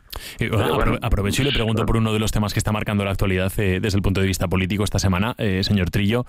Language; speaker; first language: Spanish; native; Spanish